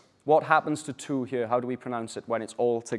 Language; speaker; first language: English; native; English